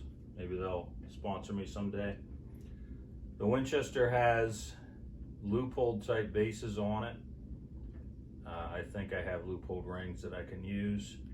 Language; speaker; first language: English; native; English